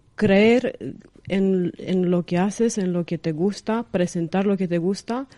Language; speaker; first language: Spanish; non-native, fluent; Romanian